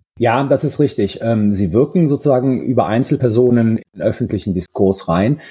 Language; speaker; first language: German; early bilingual, other home language; Italian